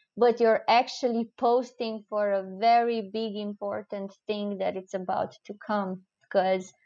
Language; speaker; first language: English; non-native, fluent; Romanian